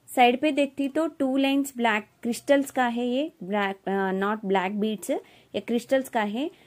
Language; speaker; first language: Hindi; non-native, local second language; Telugu